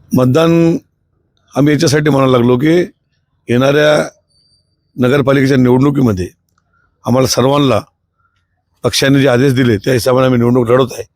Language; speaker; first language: Marathi; native; Marathi